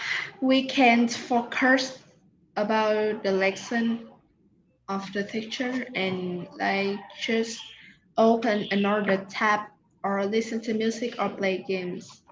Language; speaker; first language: English; non-native, learner; Vietnamese